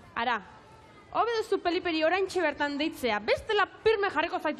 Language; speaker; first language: Basque; native; Basque